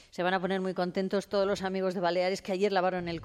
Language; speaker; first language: Spanish; native; Spanish